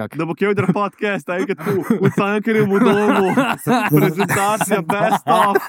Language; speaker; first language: Slovenian; native; Slovenian